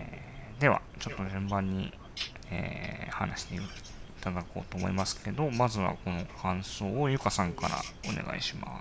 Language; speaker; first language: Japanese; native; Japanese